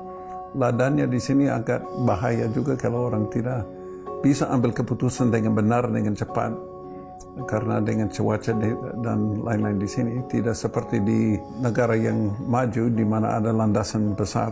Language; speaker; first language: Indonesian; non-native, fluent; English